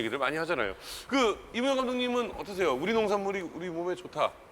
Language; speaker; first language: Korean; native; Korean